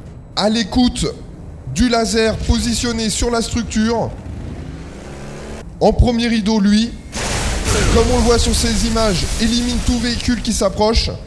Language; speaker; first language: French; native; French